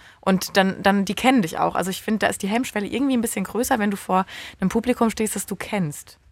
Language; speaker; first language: German; native; German